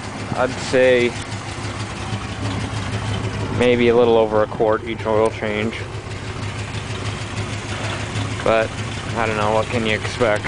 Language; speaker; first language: English; native; English